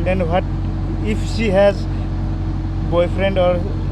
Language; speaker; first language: English; non-native, learner; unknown